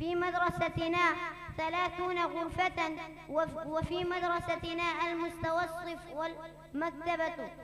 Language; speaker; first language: Arabic; non-native, learner; Pashto